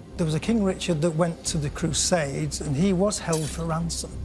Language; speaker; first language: English; native; English